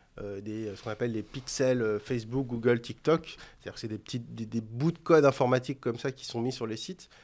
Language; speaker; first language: French; native; French